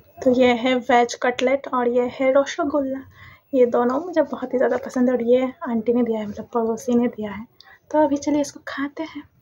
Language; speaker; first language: Hindi; non-native, local second language; Bangla